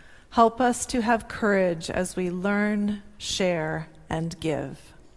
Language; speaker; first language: English; native; English